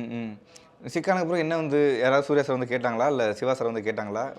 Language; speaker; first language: Tamil; native; Tamil